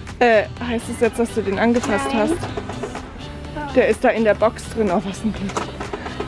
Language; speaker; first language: German; native; German